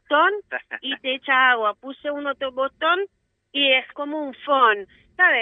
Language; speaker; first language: Spanish; non-native, fluent; Italian